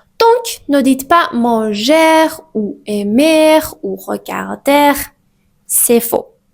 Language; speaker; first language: French; native; French